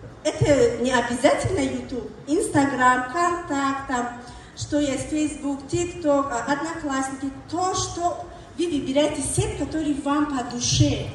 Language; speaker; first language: Russian; non-native, learner; Tajik